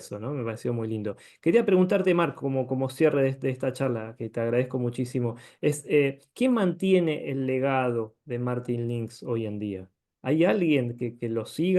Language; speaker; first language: Spanish; native; Spanish